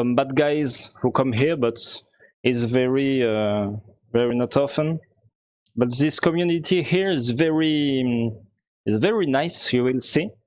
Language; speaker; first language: English; non-native, learner; French